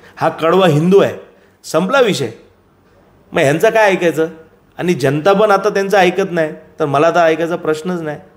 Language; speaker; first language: Marathi; non-native, local second language; Gujarati